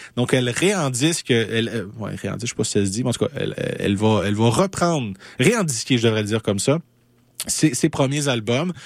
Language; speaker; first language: French; native; French